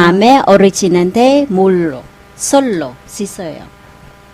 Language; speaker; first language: Korean; non-native, learner; Thai